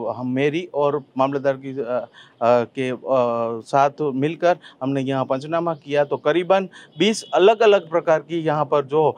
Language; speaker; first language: Hindi; non-native, local second language; Gujarati